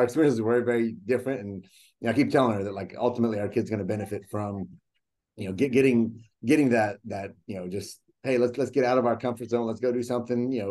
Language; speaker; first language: English; early bilingual, other home language; Spanish